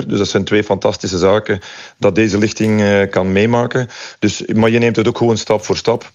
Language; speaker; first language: Dutch; native; Dutch